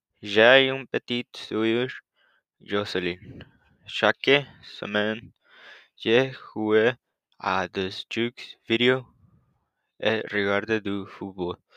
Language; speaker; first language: French; non-native, learner; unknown